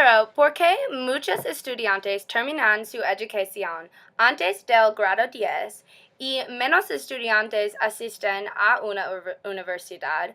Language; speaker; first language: Spanish; non-native, learner; English